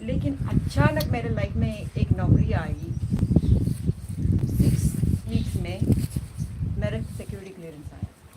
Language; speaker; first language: Hindi; non-native, local second language; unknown